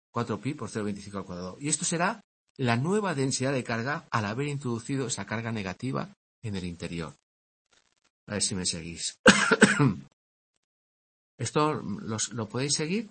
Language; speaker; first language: Spanish; native; Spanish